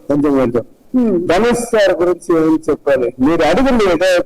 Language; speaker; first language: Telugu; non-native, learner; Tamil